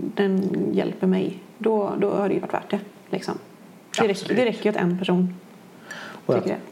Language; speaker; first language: Swedish; native; Swedish